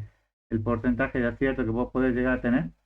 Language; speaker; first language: Spanish; native; Spanish